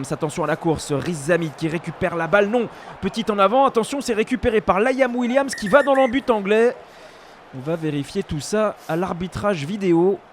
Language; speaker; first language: French; native; French